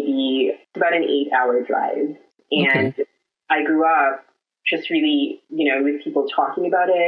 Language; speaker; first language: English; non-native, local second language; Filipino